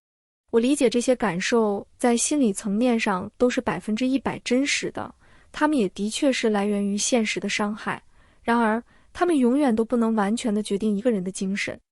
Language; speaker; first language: Chinese; native; Chinese